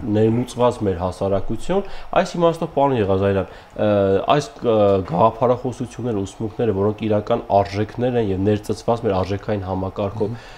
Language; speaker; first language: Armenian; native; Armenian